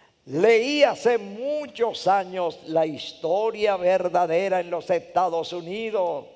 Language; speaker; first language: Spanish; native; Spanish